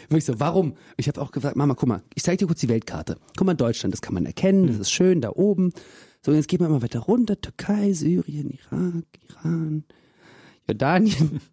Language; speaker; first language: German; early bilingual, other home language; Russian